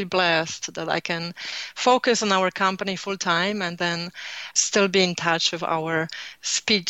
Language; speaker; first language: English; non-native, fluent; Polish